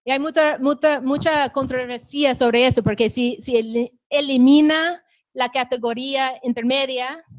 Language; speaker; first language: Spanish; non-native, fluent; English